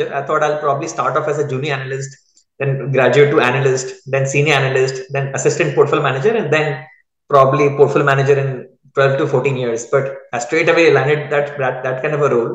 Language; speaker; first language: English; non-native, local second language; Hindi